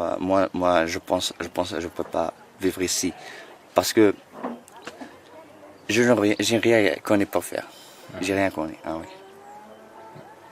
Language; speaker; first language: French; non-native, learner; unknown